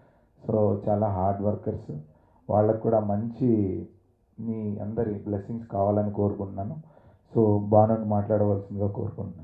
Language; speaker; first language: Telugu; native; Telugu